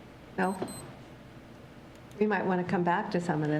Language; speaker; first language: English; native; English